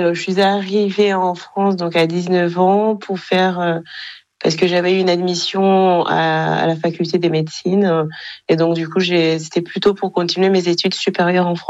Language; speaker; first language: French; non-native, local second language; Kinyarwanda